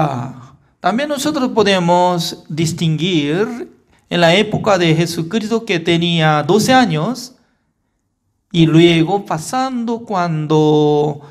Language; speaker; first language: Spanish; non-native, fluent; Korean